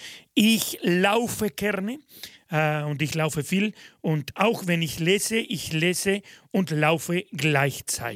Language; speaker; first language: German; non-native, fluent; Spanish